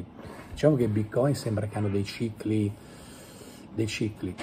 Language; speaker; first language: Italian; native; Italian